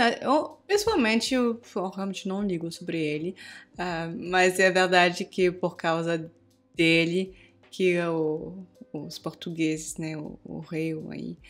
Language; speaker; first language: Portuguese; non-native, fluent; French